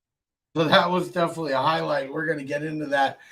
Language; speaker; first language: English; native; English